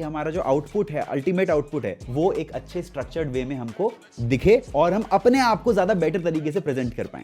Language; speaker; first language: Hindi; native; Hindi